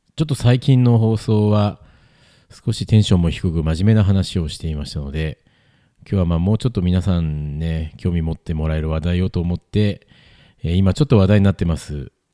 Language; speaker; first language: Japanese; native; Japanese